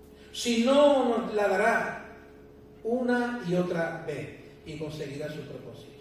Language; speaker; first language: Spanish; native; Spanish